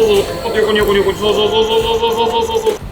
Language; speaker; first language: Japanese; native; Japanese